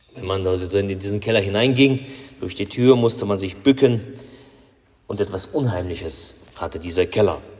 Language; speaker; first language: German; non-native, fluent; Russian